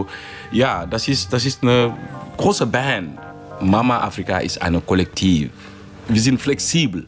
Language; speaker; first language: German; non-native, fluent; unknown